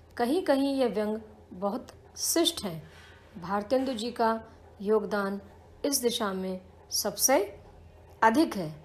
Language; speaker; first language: Hindi; native; Hindi